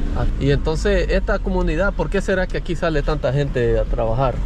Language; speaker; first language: Spanish; early bilingual, heritage; English